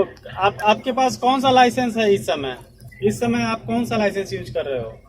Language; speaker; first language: Hindi; native; Hindi